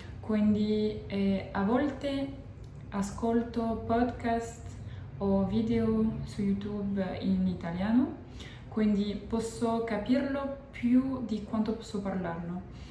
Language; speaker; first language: Italian; non-native, fluent; French